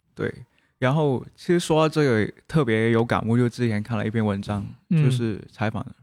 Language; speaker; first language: Chinese; non-native, local second language; Cantonese